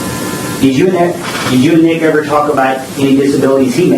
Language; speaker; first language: English; native; English